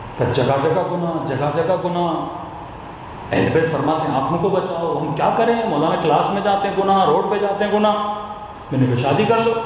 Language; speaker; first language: Urdu; early bilingual, heritage; Urdu